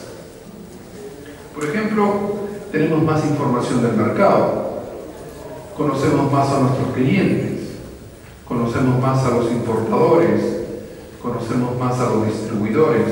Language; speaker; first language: Spanish; native; Spanish